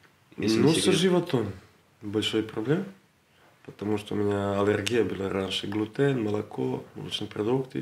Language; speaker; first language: Russian; non-native, learner; Serbian